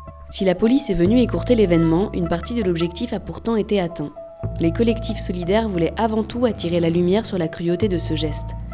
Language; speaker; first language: French; native; French